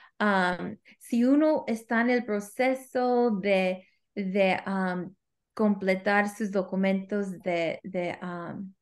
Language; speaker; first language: Spanish; early bilingual, heritage; Spanish